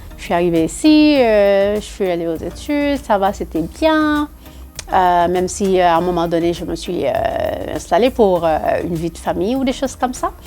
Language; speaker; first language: French; non-native, local second language; Wolof